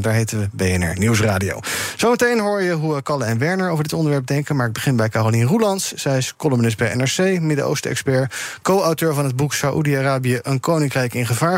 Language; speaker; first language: Dutch; native; Dutch